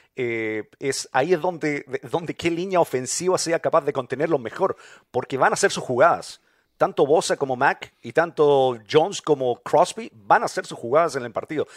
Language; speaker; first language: Spanish; native; Spanish